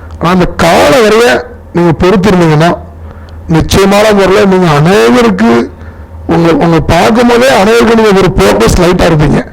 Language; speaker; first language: Tamil; non-native, local second language; Telugu